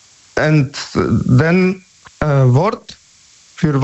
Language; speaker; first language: German; non-native, learner; Polish